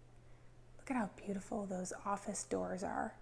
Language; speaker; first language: English; native; English